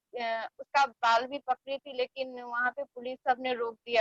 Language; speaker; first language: Hindi; non-native, fluent; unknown